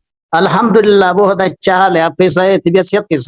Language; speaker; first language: Hindi; non-native, learner; Pashto